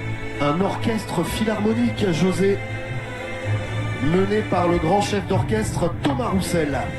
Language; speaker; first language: French; native; French